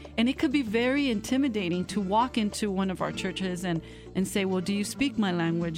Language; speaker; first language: English; early bilingual, other home language; Spanish